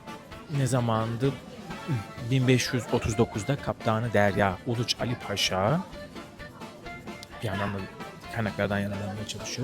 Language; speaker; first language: Turkish; native; Turkish